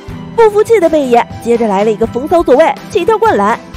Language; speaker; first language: Chinese; native; Chinese